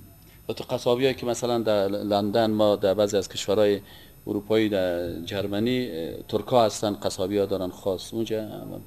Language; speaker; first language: Persian; native; Persian